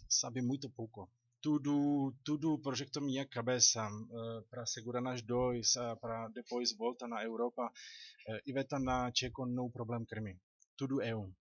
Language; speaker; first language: Portuguese; non-native, learner; Czech